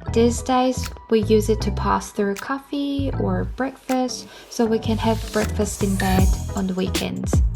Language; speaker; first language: English; non-native, fluent; Korean